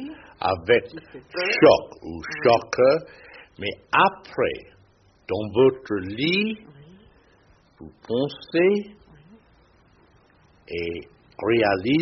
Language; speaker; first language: French; non-native, learner; English